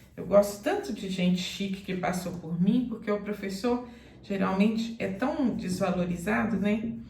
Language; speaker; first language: Portuguese; native; Portuguese